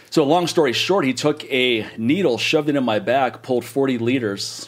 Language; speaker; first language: English; native; English